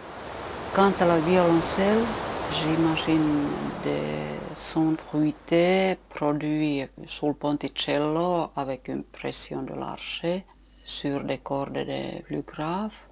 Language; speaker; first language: French; non-native, fluent; Finnish